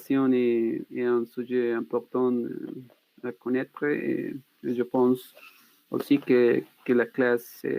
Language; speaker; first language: French; non-native, learner; Spanish